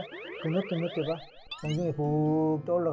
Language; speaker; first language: Korean; native; Korean